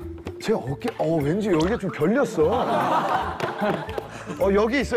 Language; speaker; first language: Korean; native; Korean